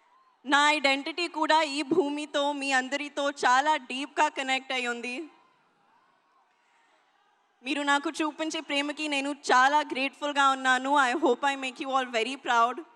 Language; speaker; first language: Telugu; non-native, fluent; Hindi